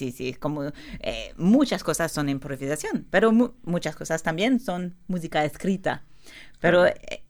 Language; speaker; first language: Spanish; non-native, learner; French